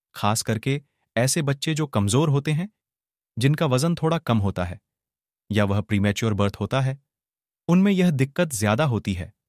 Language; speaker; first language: Hindi; non-native, local second language; Gujarati